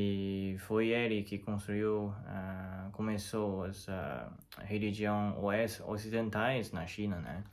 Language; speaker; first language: Portuguese; non-native, learner; Chinese